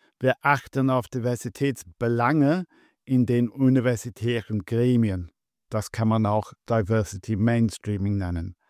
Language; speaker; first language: German; non-native, fluent; English